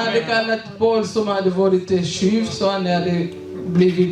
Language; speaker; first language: Swedish; non-native, learner; Swahili